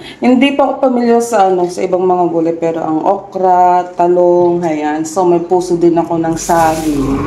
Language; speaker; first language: Filipino; non-native, local second language; Iloko